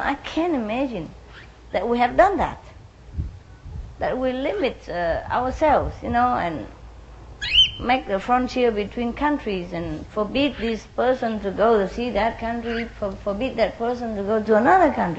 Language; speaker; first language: English; non-native, fluent; Vietnamese